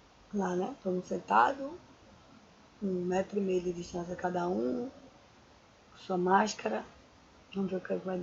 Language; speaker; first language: Portuguese; native; Portuguese